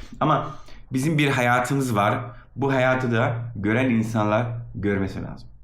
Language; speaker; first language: Turkish; early bilingual, heritage; Turkish